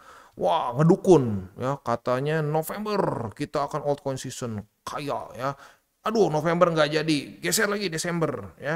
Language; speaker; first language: Indonesian; native; Indonesian